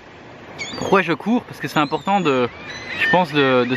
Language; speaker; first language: French; native; French